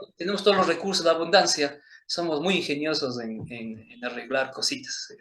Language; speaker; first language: Spanish; early bilingual, other home language; Chinese